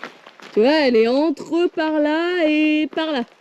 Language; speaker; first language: French; native; French